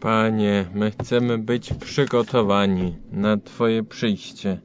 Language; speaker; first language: Polish; non-native, learner; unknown